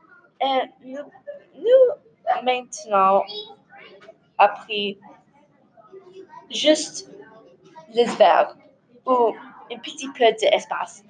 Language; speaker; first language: French; non-native, learner; English